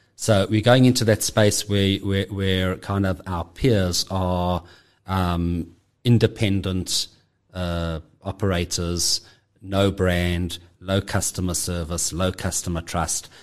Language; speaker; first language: English; native; English